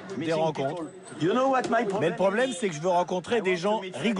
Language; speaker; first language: French; native; French